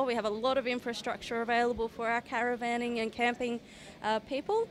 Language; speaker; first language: English; native; English